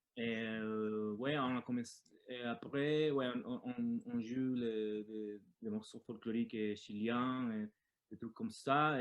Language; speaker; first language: French; non-native, learner; Spanish